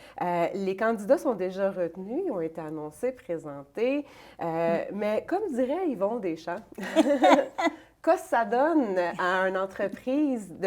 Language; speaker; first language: French; native; French